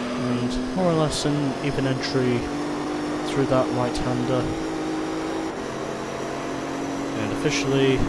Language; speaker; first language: English; native; English